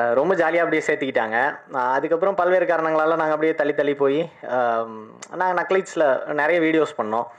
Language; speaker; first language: Tamil; native; Tamil